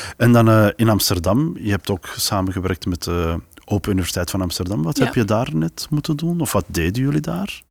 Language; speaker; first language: Dutch; native; Dutch